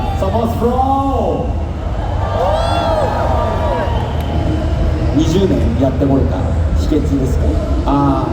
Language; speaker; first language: Japanese; native; Japanese